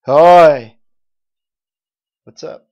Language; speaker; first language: English; non-native, learner; Danish